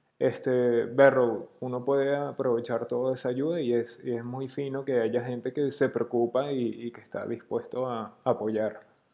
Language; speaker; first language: Spanish; native; Spanish